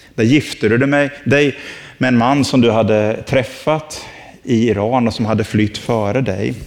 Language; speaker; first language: Swedish; native; Swedish